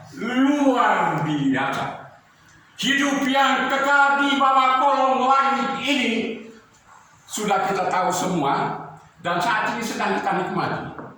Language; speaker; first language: Indonesian; native; Indonesian